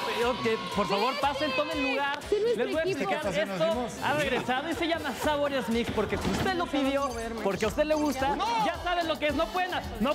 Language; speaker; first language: Spanish; native; Spanish